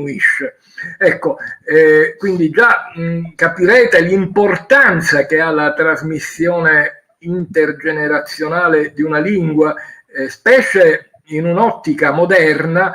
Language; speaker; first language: Italian; native; Italian